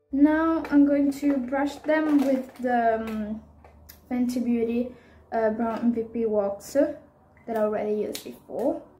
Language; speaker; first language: English; non-native, fluent; Italian